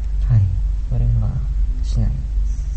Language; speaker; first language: Japanese; non-native, learner; Korean